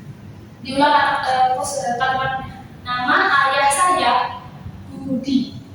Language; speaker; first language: Indonesian; native; Indonesian